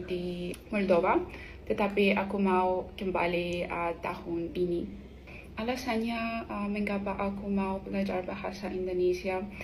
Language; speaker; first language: Indonesian; non-native, learner; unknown